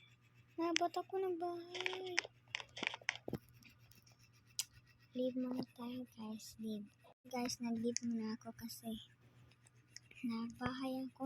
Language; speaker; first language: Filipino; non-native, local second language; Cebuano